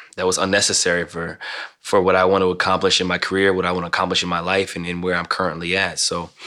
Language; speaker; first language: English; native; English